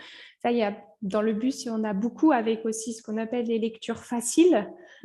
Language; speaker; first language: French; native; French